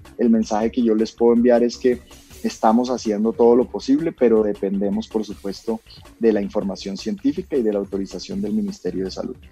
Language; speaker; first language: Spanish; native; Spanish